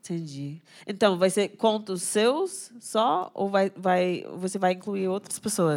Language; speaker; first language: Portuguese; non-native, fluent; English